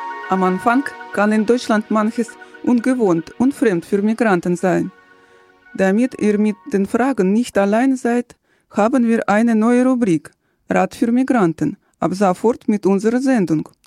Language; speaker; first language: German; non-native, fluent; Russian